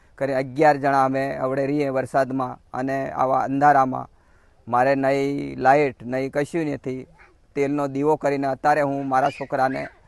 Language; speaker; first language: Gujarati; native; Gujarati